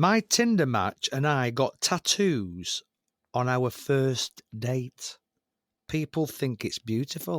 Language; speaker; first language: English; native; English